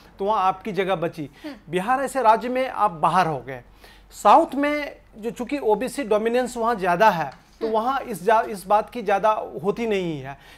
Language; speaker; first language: Hindi; native; Hindi